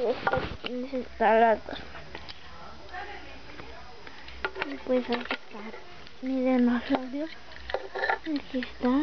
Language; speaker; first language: Spanish; native; Spanish